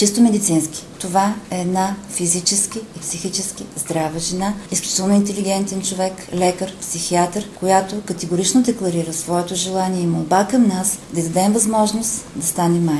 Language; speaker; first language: Bulgarian; native; Bulgarian